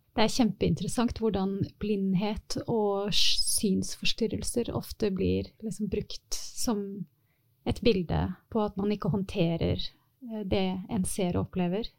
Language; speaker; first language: Norwegian; native; Norwegian